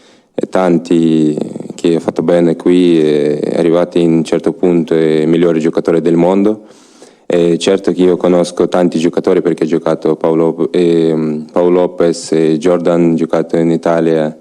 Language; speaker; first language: Italian; non-native, learner; Ukrainian